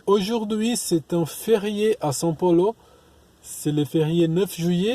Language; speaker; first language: French; non-native, learner; Portuguese